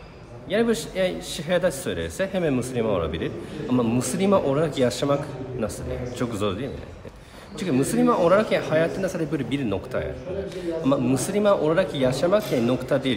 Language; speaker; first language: Turkish; non-native, fluent; Japanese